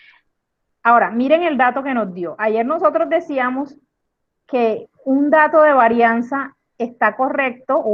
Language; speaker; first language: Spanish; native; Spanish